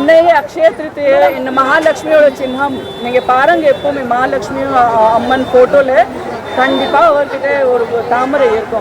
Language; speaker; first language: Tamil; non-native, local second language; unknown